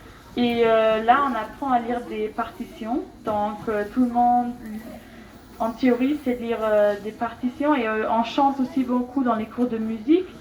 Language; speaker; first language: French; non-native, fluent; German